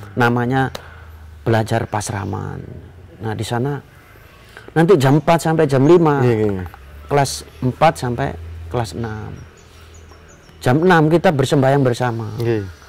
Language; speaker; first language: Indonesian; non-native, local second language; Madurese